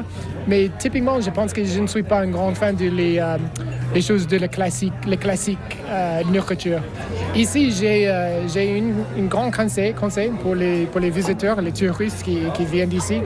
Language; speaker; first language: French; non-native, learner; English